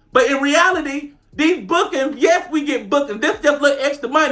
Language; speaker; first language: English; native; English